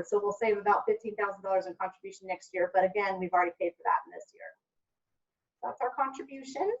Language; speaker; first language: English; native; English